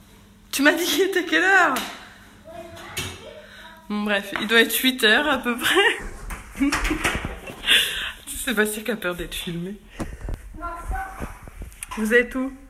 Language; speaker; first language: French; native; French